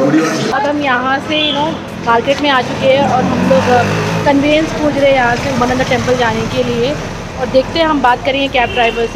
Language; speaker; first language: Hindi; native; Hindi